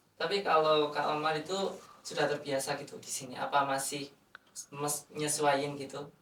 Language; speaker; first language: Indonesian; native; Indonesian